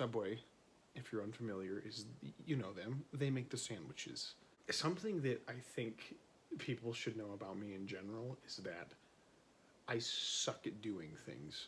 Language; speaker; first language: English; native; English